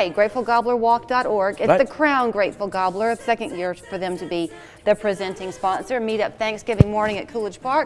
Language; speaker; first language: English; native; English